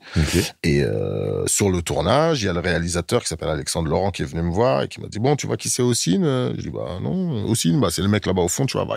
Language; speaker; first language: French; early bilingual, heritage; French